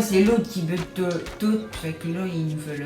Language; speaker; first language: French; native; French